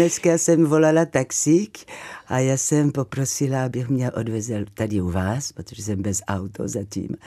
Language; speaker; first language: Czech; non-native, fluent; French